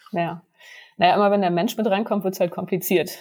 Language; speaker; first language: German; native; German